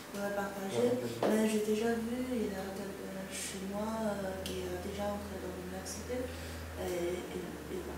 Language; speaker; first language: French; non-native, learner; Chinese